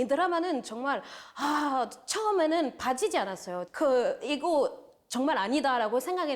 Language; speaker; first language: Korean; non-native, fluent; French